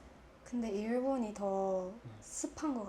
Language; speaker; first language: Korean; non-native, fluent; Japanese